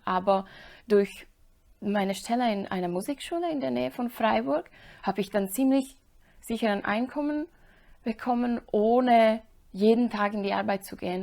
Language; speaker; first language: German; non-native, fluent; Slovak